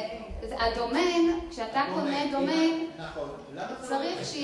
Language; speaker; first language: Hebrew; native; Hebrew